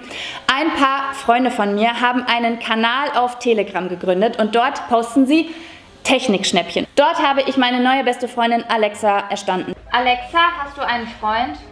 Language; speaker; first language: German; native; German